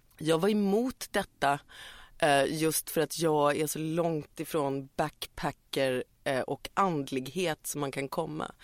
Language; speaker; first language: Swedish; native; Swedish